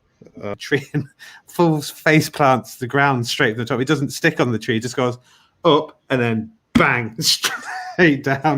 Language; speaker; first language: English; native; English